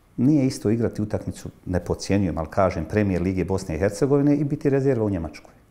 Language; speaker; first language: Croatian; native; Croatian